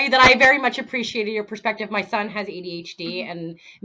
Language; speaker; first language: English; native; English